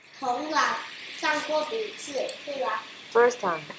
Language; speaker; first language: English; non-native, learner; Chinese